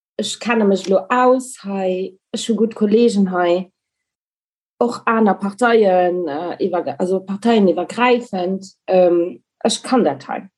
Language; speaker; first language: Luxembourgish; early bilingual, other home language; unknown